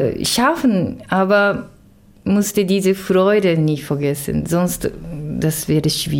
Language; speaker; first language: German; non-native, fluent; Japanese